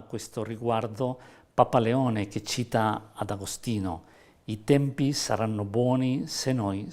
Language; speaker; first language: Italian; non-native, fluent; Spanish